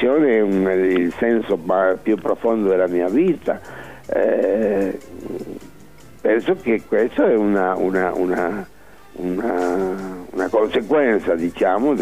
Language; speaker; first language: Italian; early bilingual, heritage; Spanish